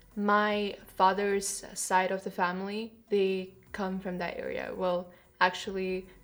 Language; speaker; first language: English; non-native, fluent; Kyrgyz